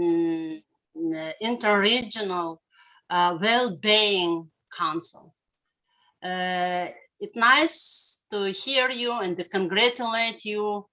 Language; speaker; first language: English; non-native, learner; Russian